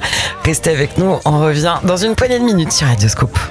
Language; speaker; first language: French; native; French